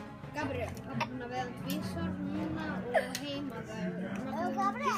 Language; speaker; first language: Icelandic; native; Icelandic